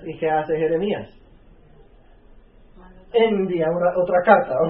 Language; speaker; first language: Spanish; native; Spanish